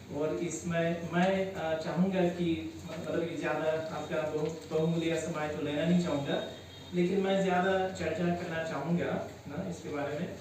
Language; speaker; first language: Hindi; non-native, fluent; English